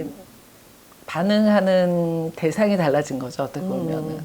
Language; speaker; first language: Korean; native; Korean